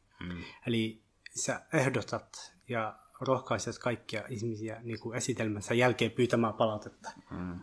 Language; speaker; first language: Finnish; early bilingual, other home language; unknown